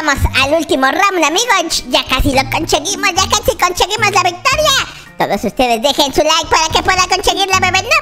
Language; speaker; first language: Spanish; native; Spanish